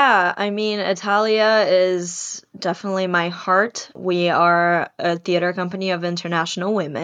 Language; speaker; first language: English; non-native, fluent; Portuguese